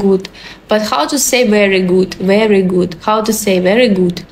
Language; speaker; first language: English; non-native, learner; Russian